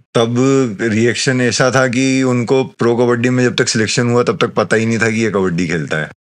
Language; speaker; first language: Hindi; native; Hindi